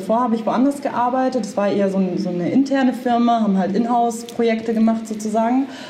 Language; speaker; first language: German; native; German